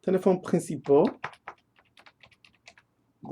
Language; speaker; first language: French; non-native, learner; English